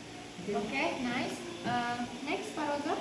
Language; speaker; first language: English; non-native, learner; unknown